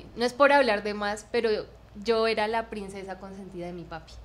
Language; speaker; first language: Spanish; native; Spanish